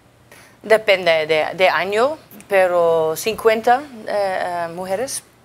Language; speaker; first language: Spanish; non-native, learner; Dutch